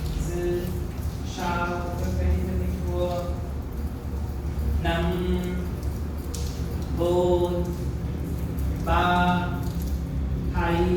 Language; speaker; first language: Vietnamese; non-native, fluent; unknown